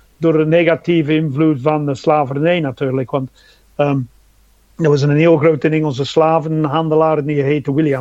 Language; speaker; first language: Dutch; non-native, fluent; English